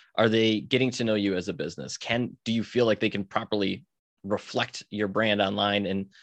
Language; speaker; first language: English; native; English